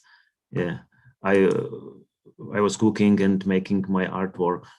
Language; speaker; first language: English; non-native, learner; Czech